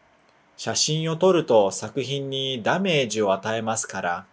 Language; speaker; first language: Japanese; non-native, fluent; Portuguese